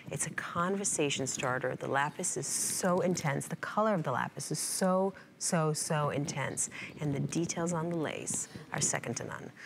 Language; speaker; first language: English; non-native, fluent; Hebrew